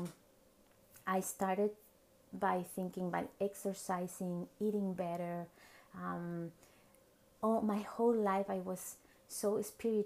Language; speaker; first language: English; non-native, fluent; Spanish